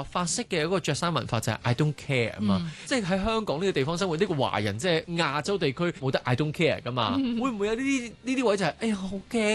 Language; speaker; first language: Cantonese; native; Cantonese